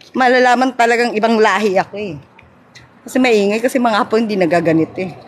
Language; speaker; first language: Filipino; non-native, local second language; Cebuano